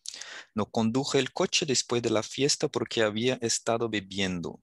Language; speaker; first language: Spanish; non-native, fluent; Portuguese